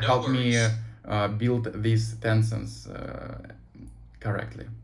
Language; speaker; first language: English; non-native, learner; Russian